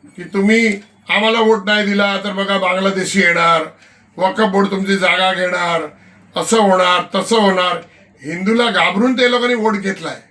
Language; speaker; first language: Marathi; non-native, local second language; Gujarati